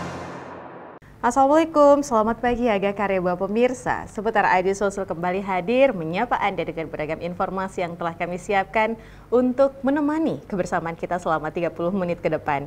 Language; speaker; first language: Indonesian; native; Indonesian